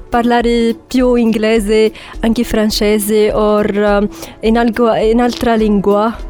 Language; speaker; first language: Italian; non-native, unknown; Arabic